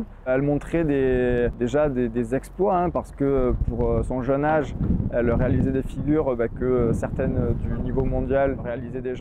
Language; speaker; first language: French; native; French